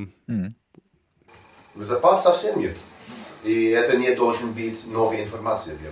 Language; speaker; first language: Russian; non-native, learner; English